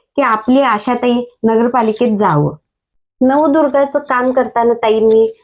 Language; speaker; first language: Marathi; native; Marathi